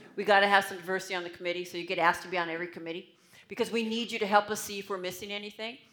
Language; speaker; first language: English; native; English